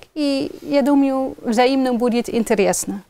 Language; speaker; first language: Russian; non-native, fluent; Dutch